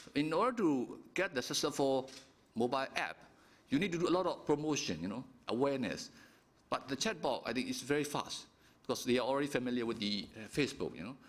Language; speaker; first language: English; non-native, fluent; Burmese